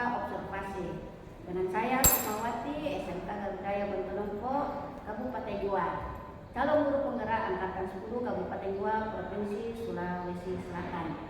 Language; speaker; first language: Indonesian; native; Indonesian